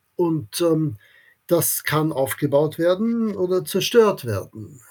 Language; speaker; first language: German; non-native, local second language; English